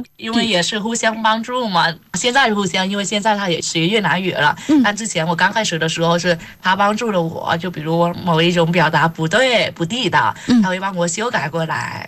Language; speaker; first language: Chinese; non-native, fluent; Vietnamese